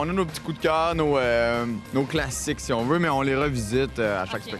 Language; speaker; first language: French; native; French